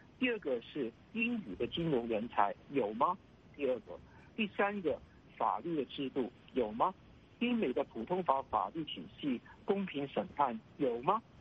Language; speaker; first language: Chinese; non-native, local second language; Cantonese